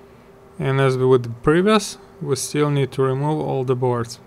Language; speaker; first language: English; non-native, fluent; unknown